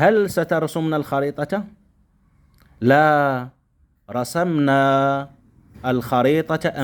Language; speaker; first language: Arabic; non-native, fluent; Indonesian